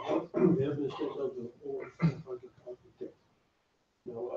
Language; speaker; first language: Dutch; non-native, fluent; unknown